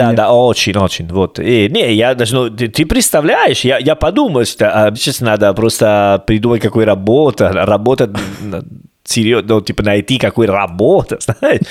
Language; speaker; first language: Russian; non-native, learner; Italian